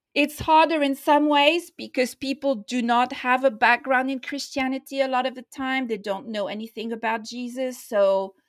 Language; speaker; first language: English; non-native, fluent; French